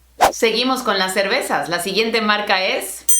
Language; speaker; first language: Spanish; non-native, fluent; English